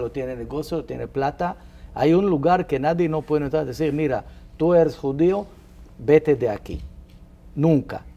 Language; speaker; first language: Spanish; non-native, fluent; Hebrew